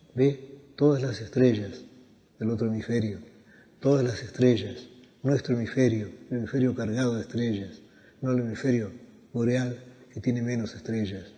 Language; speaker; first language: Spanish; native; Spanish